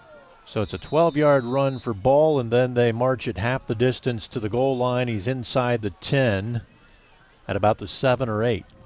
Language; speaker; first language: English; native; English